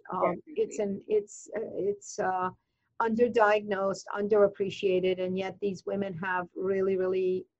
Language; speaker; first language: English; non-native, fluent; Persian